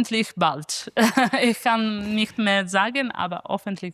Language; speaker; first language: German; non-native, fluent; Italian